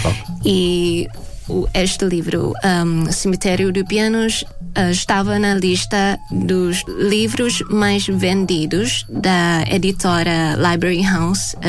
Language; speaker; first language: Portuguese; non-native, fluent; Thai